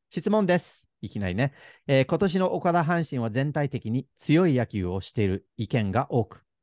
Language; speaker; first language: Japanese; non-native, fluent; English